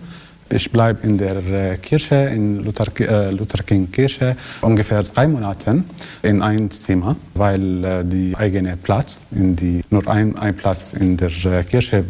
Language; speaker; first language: German; non-native, learner; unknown